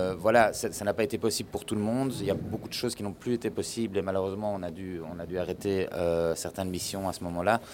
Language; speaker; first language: French; native; French